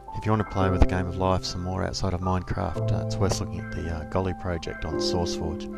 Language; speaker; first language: English; native; English